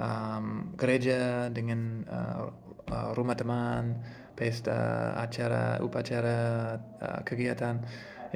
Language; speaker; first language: Indonesian; non-native, fluent; English